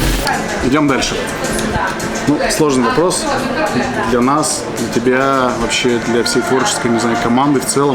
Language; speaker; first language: Russian; native; Russian